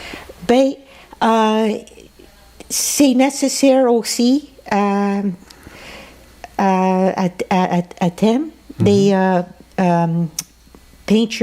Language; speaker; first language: French; non-native, local second language; English